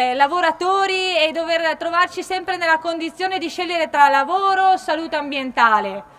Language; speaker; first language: Italian; native; Italian